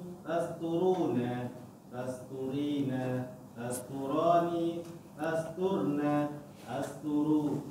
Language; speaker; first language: Arabic; non-native, learner; Indonesian